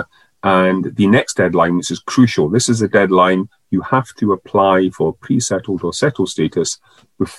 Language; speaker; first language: English; native; English